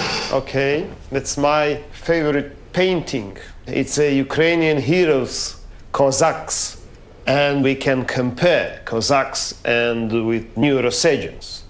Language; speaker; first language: English; non-native, fluent; Ukrainian